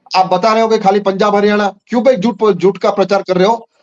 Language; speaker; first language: Hindi; non-native, local second language; Gujarati